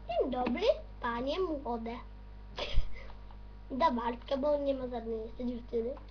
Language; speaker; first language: Polish; native; Polish